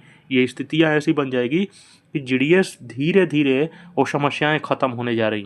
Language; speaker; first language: Hindi; native; Hindi